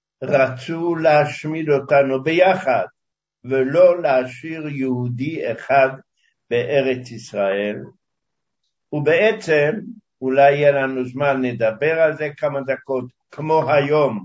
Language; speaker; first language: Hebrew; early bilingual, other home language; Hungarian